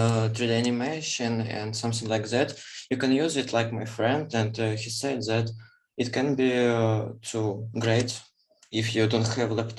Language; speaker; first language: English; non-native, learner; Ukrainian